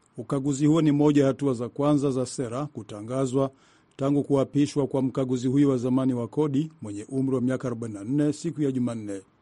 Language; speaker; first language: Swahili; non-native, local second language; Rundi